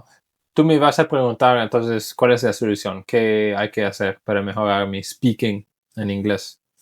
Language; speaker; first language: Spanish; non-native, fluent; English